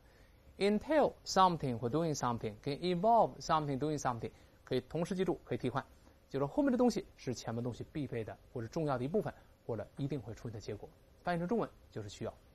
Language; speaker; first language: Chinese; native; Chinese